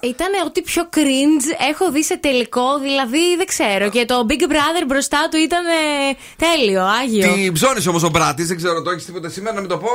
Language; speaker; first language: Greek; native; Greek